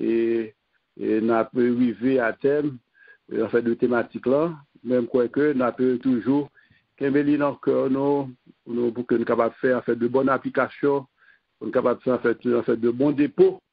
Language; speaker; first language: French; non-native, local second language; Haitian Creole